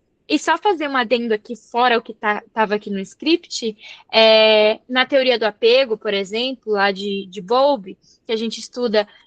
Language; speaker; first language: Portuguese; native; Portuguese